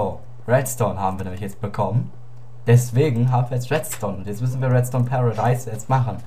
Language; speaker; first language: German; native; German